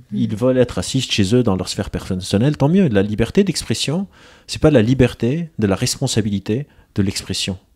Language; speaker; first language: French; non-native, local second language; Arabic